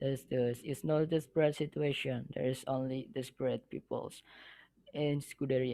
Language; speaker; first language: English; non-native, learner; Indonesian